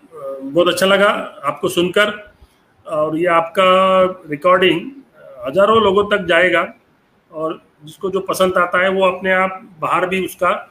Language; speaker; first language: Hindi; non-native, local second language; Marathi